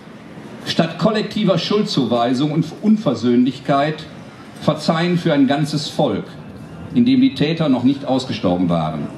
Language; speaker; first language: German; native; German